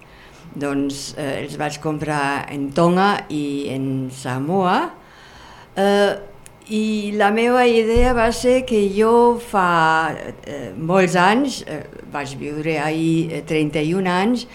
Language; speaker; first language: Catalan; non-native, fluent; German